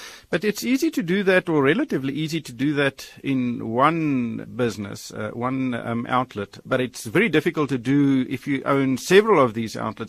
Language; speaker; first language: English; non-native, local second language; Afrikaans